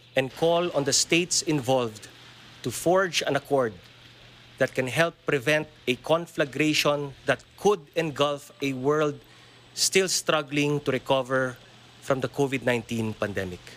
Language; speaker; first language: English; non-native, local second language; Filipino